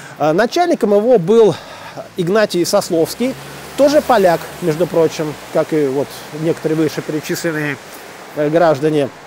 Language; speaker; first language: Russian; native; Russian